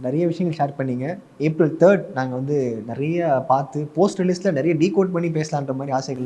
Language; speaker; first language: Tamil; native; Tamil